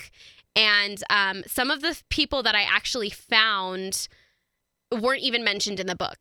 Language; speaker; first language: English; native; English